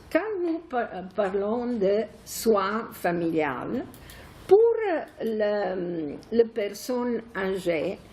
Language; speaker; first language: French; non-native, fluent; Italian